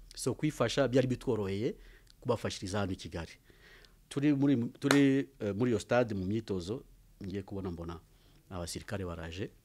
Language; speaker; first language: Kinyarwanda; early bilingual, heritage; Kinyarwanda